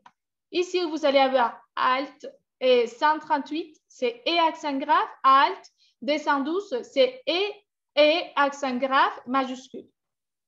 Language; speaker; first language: French; non-native, fluent; Spanish